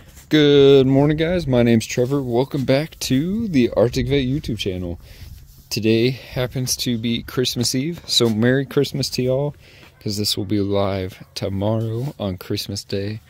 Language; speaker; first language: English; native; English